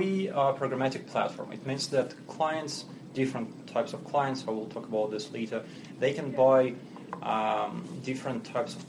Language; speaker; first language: English; non-native, fluent; Russian